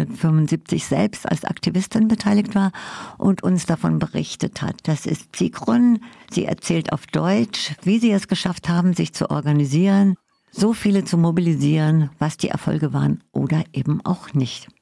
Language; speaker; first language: German; native; German